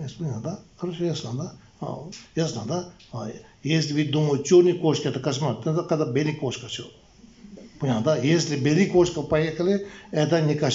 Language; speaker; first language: Russian; non-native, learner; Tibetan